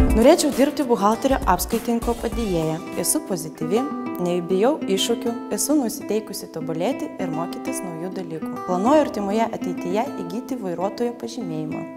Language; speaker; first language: Lithuanian; non-native, local second language; Russian